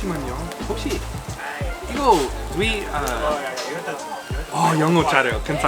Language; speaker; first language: Korean; non-native, learner; English